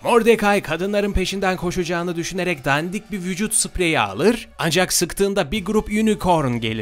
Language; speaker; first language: Turkish; native; Turkish